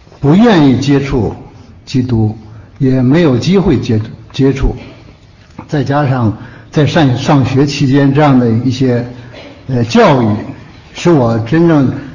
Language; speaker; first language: Chinese; native; Chinese